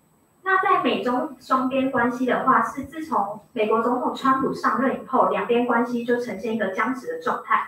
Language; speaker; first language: Chinese; native; Chinese